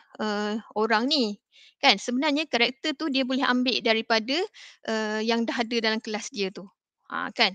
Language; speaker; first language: Malay; native; Malay